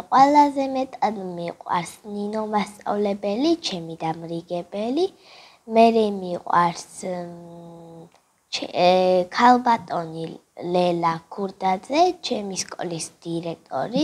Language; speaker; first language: Georgian; early bilingual, other home language; Korean